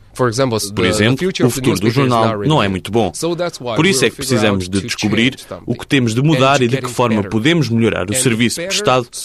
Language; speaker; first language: Portuguese; non-native, fluent; Chinese